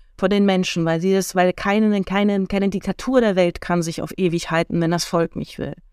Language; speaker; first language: German; early bilingual, heritage; German